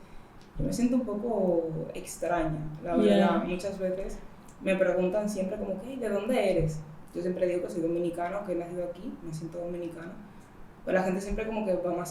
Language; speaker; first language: Spanish; early bilingual, other home language; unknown